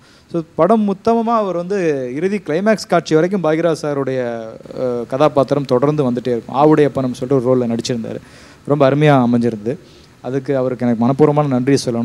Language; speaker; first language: Tamil; native; Tamil